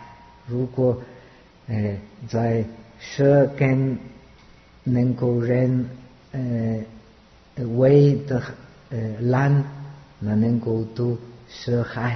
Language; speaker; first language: Chinese; non-native, fluent; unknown